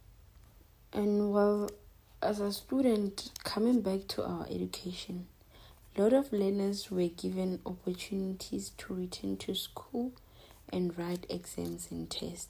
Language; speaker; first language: English; non-native, local second language; Northern Sotho